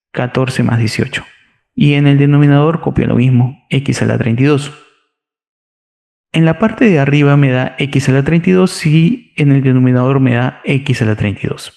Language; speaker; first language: Spanish; native; Spanish